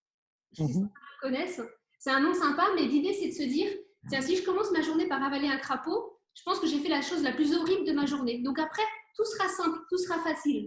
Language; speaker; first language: French; native; French